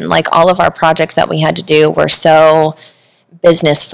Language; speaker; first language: English; native; English